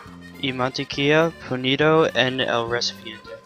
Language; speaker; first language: Spanish; non-native, learner; English